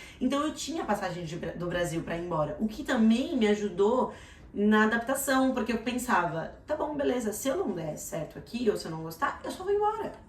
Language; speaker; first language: Portuguese; native; Portuguese